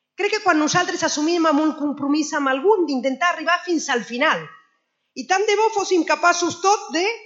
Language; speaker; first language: Catalan; non-native, fluent; Spanish